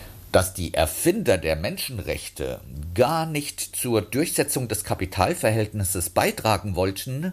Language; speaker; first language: German; native; German